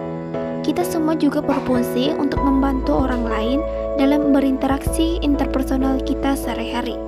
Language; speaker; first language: Indonesian; native; Indonesian